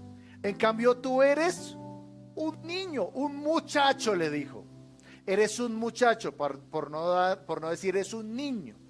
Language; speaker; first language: Spanish; native; Spanish